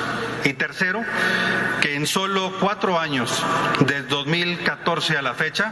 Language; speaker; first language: Spanish; native; Spanish